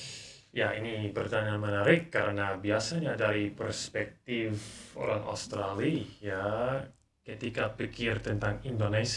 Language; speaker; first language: Indonesian; non-native, learner; English